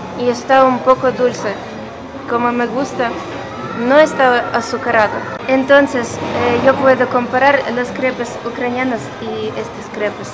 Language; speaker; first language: Spanish; non-native, fluent; Ukrainian